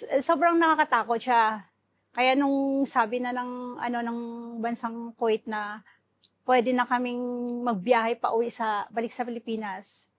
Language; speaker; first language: Filipino; non-native, local second language; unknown